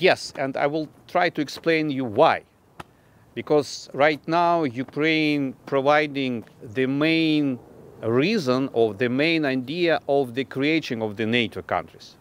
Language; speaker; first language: English; non-native, fluent; Ukrainian